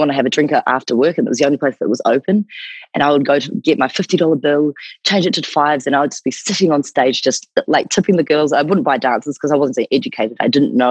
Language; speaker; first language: English; native; English